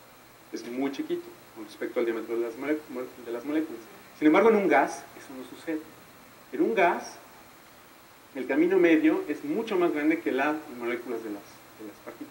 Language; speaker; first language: Spanish; native; Spanish